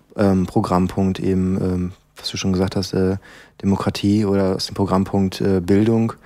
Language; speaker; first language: German; native; German